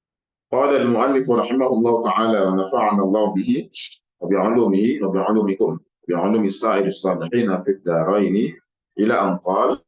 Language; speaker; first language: Arabic; non-native, fluent; Indonesian